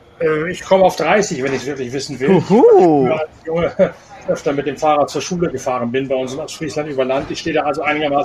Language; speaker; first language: German; native; German